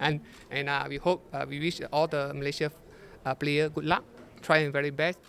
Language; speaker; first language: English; non-native, learner; Malay